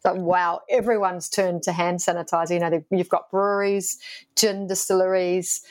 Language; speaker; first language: English; native; English